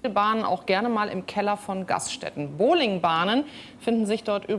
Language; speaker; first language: German; native; German